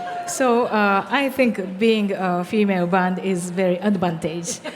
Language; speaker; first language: English; non-native, learner; Japanese